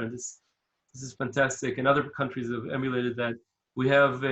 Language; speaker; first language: English; non-native, fluent; Hebrew